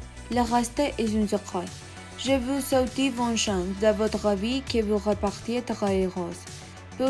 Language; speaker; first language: French; non-native, learner; Spanish